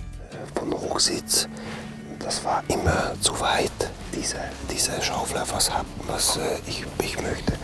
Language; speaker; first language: German; non-native, learner; Hungarian